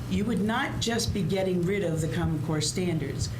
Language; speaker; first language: English; native; English